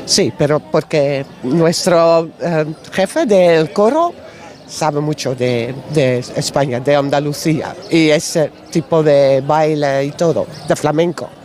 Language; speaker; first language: Spanish; non-native, learner; Dutch